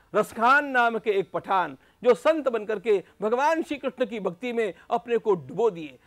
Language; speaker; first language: Hindi; non-native, local second language; Marathi